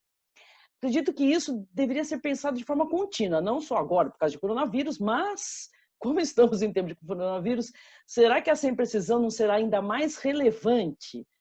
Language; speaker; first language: Portuguese; native; Portuguese